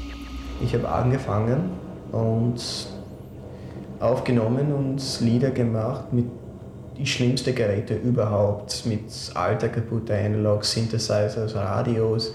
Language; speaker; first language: German; non-native, fluent; English